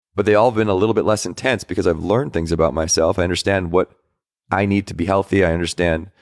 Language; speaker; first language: English; native; English